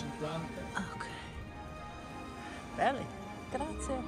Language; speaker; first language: Italian; non-native, learner; English